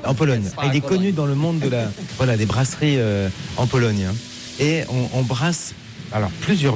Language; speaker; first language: French; native; French